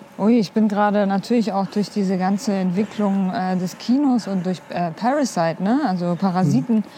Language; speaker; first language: German; early bilingual, other home language; Kurdish